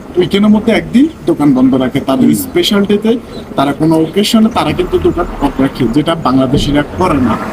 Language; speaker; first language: Bangla; native; Bangla